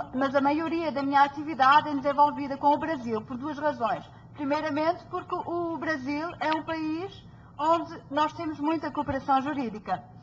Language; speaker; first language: Portuguese; early bilingual, heritage; Portuguese